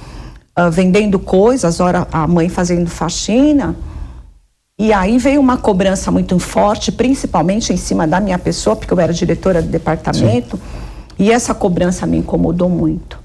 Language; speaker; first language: Portuguese; native; Portuguese